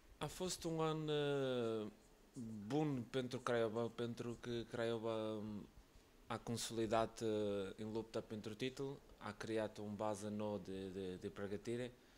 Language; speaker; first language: Romanian; non-native, learner; Portuguese